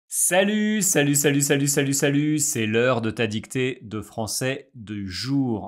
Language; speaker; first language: French; non-native, fluent; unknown